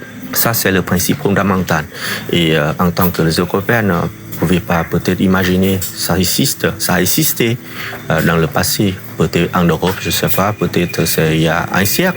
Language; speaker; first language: French; non-native, fluent; Vietnamese